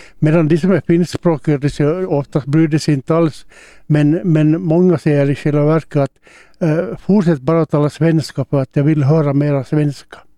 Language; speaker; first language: Swedish; native; Swedish